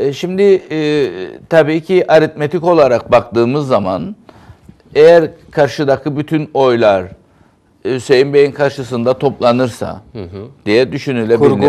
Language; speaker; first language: Turkish; native; Turkish